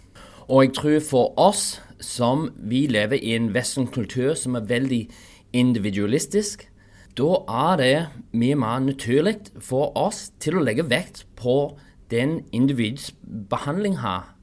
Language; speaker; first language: Norwegian; non-native, fluent; English